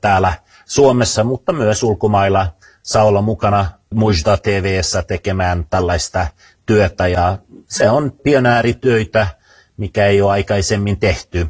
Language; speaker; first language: Finnish; early bilingual, heritage; Finnish